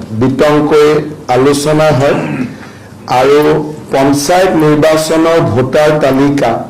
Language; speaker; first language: Assamese; native; Assamese